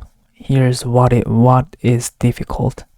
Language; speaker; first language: English; non-native, learner; Korean